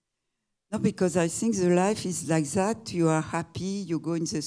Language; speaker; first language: English; non-native, fluent; French